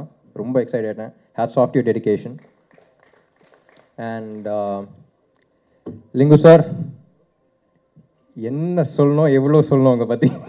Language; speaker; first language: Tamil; non-native, local second language; Telugu